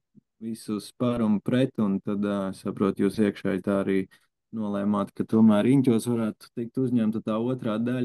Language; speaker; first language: Latvian; native; Latvian